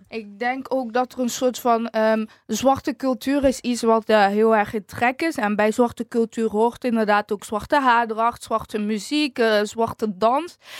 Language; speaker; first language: Dutch; early bilingual, other home language; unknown